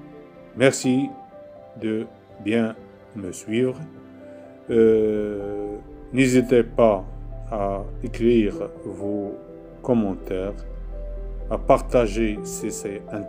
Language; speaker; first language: French; non-native, local second language; Arabic